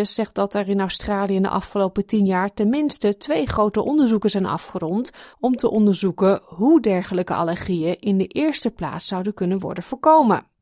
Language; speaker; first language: Dutch; native; Dutch